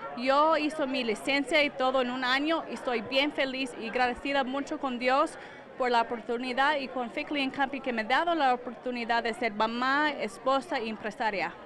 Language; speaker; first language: Spanish; early bilingual, heritage; Spanish